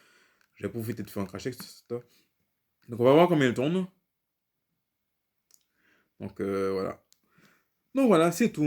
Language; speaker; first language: French; native; French